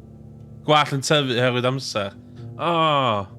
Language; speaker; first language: Welsh; native; Welsh